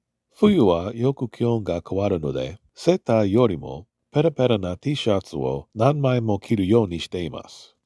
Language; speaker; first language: Japanese; non-native, learner; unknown